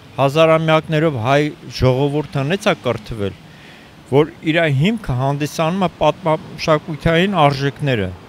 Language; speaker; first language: Armenian; native; Armenian